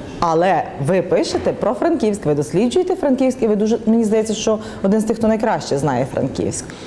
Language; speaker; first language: Ukrainian; native; Ukrainian